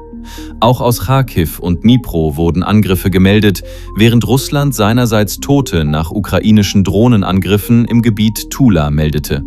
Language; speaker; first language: German; native; German